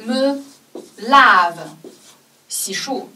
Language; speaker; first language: French; non-native, fluent; Chinese